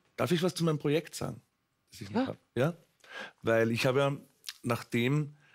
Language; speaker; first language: German; native; German